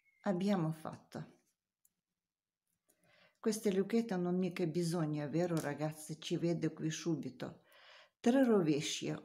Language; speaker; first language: Italian; non-native, learner; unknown